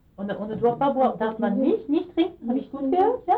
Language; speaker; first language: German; non-native, fluent; French